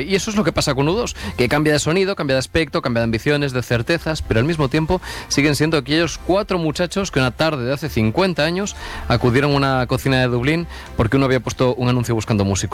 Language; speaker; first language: Spanish; native; Spanish